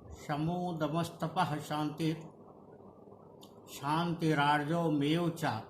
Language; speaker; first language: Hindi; native; Hindi